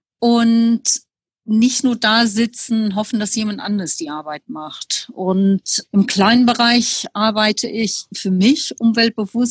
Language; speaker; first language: German; non-native, fluent; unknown